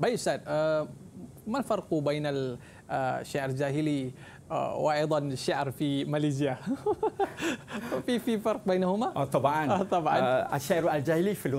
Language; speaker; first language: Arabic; non-native, fluent; Malay